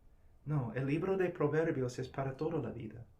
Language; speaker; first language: Spanish; non-native, fluent; English